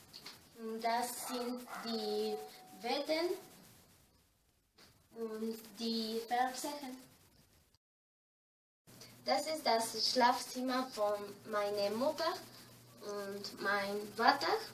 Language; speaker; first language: German; non-native, learner; Spanish